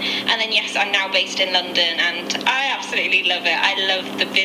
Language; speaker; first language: English; native; English